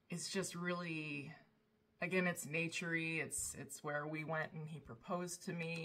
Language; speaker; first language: English; native; English